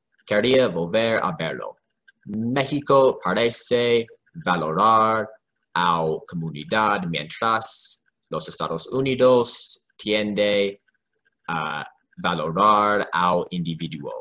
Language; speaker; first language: Spanish; non-native, learner; English